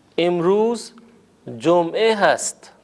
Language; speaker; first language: Persian; non-native, fluent; Urdu